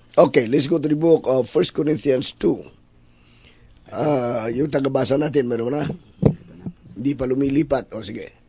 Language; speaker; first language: Filipino; non-native, local second language; Iloko